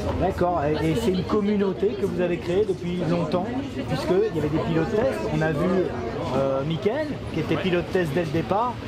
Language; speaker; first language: French; native; French